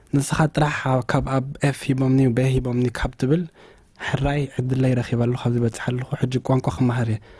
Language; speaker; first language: Tigrinya; early bilingual, heritage; Tigrinya